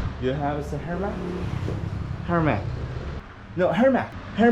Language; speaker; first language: English; non-native, learner; Korean